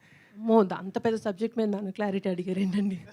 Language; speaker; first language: Telugu; native; Telugu